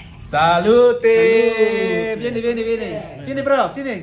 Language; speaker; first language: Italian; non-native, fluent; Indonesian